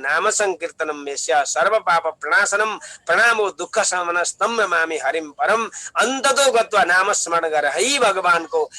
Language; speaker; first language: Nepali; native; Nepali